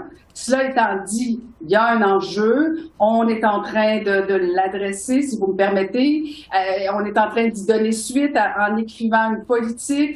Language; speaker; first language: French; native; French